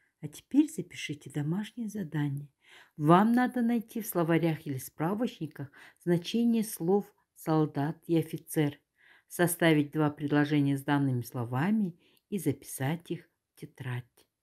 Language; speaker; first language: Russian; non-native, local second language; Kazakh